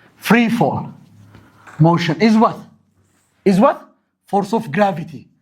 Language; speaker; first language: English; non-native, local second language; Amharic